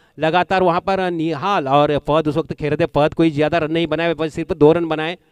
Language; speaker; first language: Hindi; non-native, local second language; Marathi